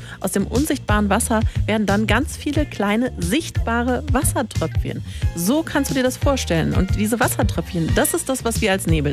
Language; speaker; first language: German; native; German